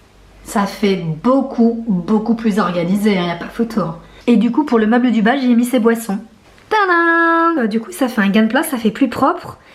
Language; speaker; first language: French; native; French